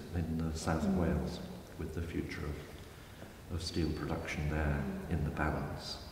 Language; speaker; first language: English; native; English